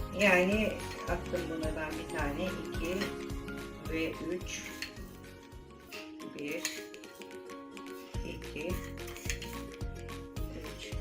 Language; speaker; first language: Turkish; native; Turkish